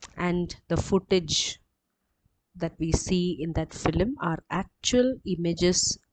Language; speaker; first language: English; non-native, local second language; Malayalam